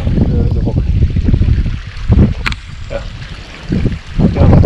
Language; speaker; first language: Dutch; non-native, learner; French